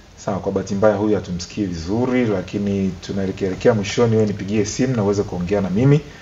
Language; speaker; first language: Swahili; native; Swahili